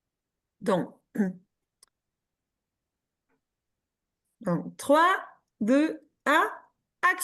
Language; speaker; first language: French; non-native, fluent; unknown